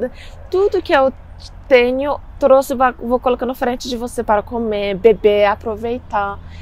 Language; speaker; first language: Portuguese; non-native, learner; Persian